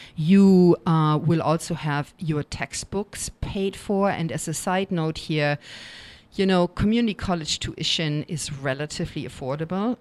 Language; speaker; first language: English; non-native, fluent; German